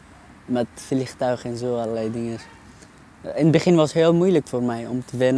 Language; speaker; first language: Dutch; non-native, learner; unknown